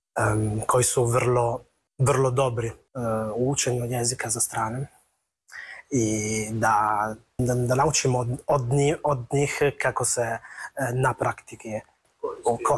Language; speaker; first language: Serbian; non-native, fluent; Italian